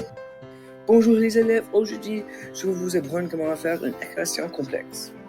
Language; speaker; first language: French; non-native, local second language; English